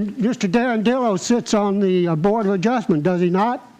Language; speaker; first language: English; native; English